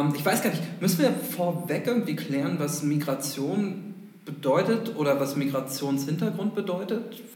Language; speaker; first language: German; native; German